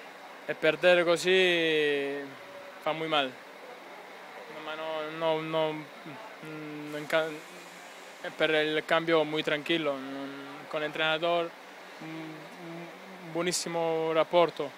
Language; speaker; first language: Spanish; non-native, learner; Italian